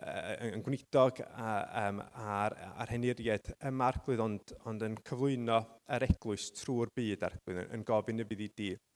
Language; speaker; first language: Welsh; native; Welsh